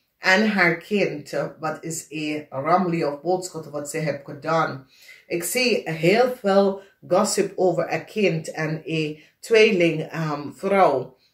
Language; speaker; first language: Dutch; non-native, fluent; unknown